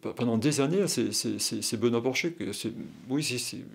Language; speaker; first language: French; native; French